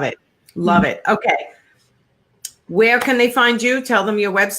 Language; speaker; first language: English; native; English